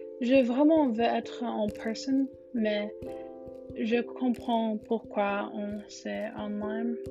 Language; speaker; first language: French; non-native, learner; English